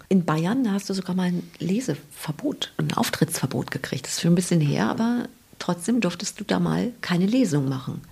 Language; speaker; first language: German; native; German